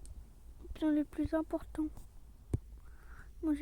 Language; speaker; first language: French; native; French